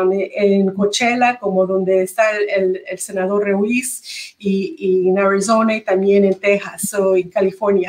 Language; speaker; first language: Spanish; early bilingual, heritage; Spanish